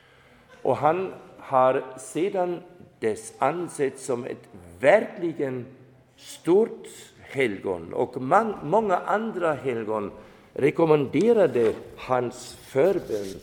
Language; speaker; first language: Swedish; non-native, fluent; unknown